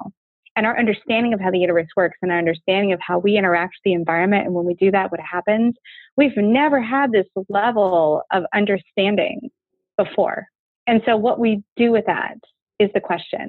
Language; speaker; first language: English; native; English